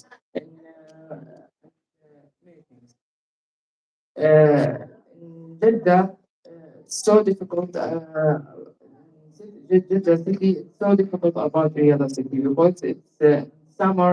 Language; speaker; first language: English; non-native, learner; Arabic